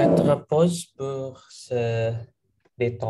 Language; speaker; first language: French; non-native, learner; Indonesian